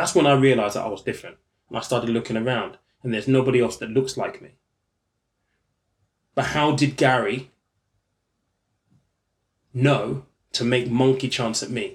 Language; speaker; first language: English; native; English